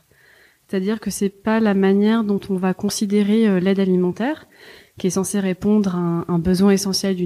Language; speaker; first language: French; native; French